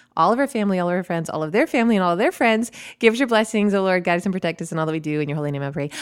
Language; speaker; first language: English; native; English